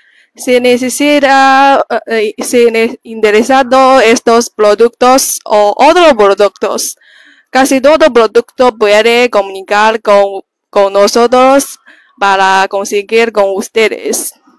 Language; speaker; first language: Spanish; non-native, learner; Chinese